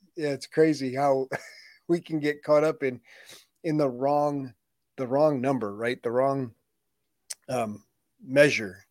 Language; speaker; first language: English; native; English